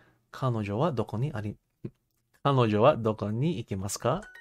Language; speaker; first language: Japanese; non-native, learner; English